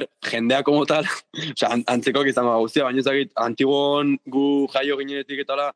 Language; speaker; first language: Basque; native; Basque